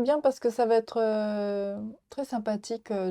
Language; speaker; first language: French; non-native, learner; Japanese